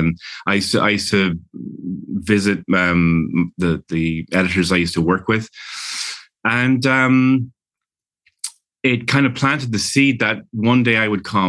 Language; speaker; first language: English; native; English